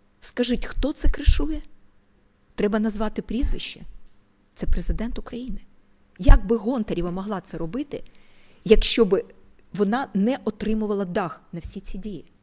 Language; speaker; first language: Ukrainian; non-native, local second language; Russian